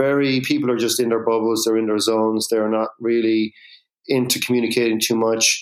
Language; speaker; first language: English; native; English